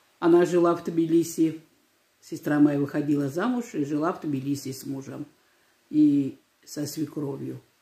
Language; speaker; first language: Russian; non-native, local second language; Georgian